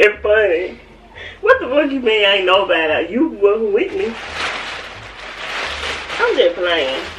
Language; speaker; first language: English; native; English